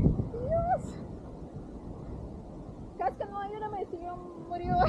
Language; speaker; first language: Spanish; non-native, learner; Russian